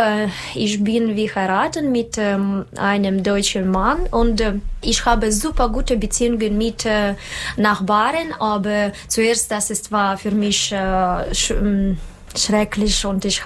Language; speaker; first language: German; non-native, learner; Russian